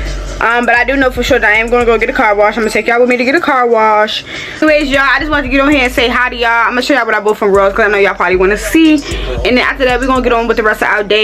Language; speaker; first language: English; native; English